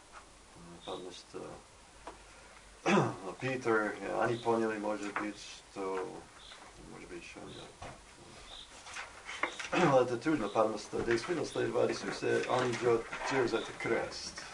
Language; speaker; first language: Russian; non-native, learner; English